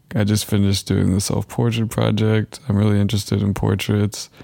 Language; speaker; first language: English; native; English